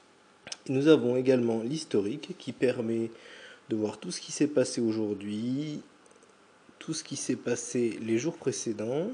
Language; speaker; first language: French; native; French